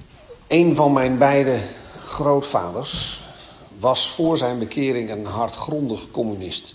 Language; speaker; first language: Dutch; native; Dutch